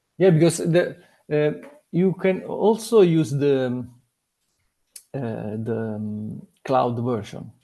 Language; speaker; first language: English; non-native, learner; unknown